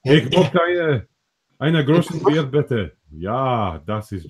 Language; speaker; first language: German; non-native, learner; English